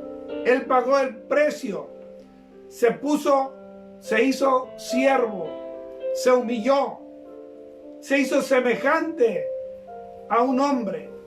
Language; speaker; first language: Spanish; native; Spanish